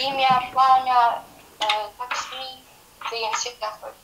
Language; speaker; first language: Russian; non-native, local second language; Kyrgyz